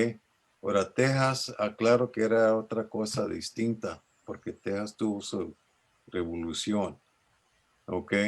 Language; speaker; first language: Spanish; early bilingual, other home language; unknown